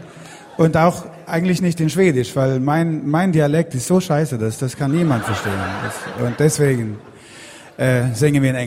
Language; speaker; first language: German; non-native, learner; Swedish